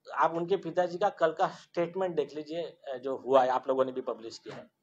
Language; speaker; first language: Hindi; non-native, local second language; Marathi